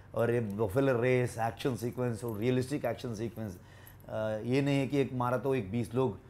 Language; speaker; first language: Hindi; non-native, local second language; Kannada